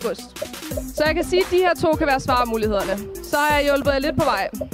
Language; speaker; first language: Danish; native; Danish